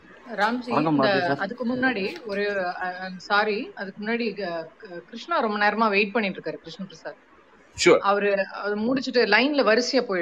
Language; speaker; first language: Tamil; native; Tamil